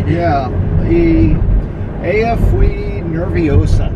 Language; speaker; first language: Spanish; non-native, learner; English